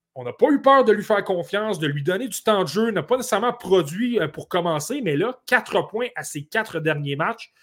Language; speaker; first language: French; native; French